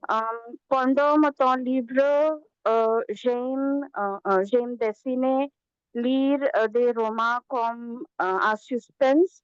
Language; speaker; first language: French; non-native, learner; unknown